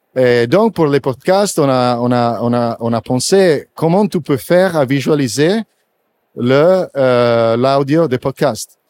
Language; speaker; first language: French; non-native, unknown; Italian